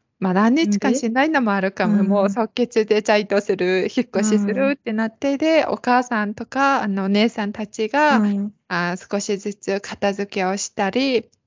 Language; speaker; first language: Japanese; non-native, fluent; Mongolian